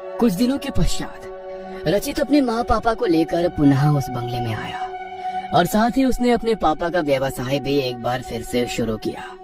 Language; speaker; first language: Hindi; native; Hindi